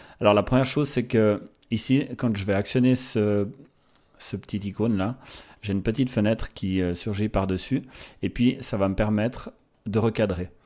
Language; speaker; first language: French; native; French